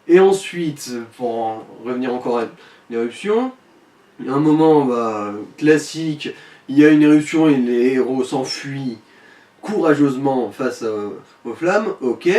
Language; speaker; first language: French; native; French